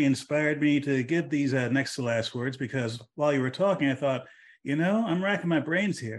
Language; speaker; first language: English; native; English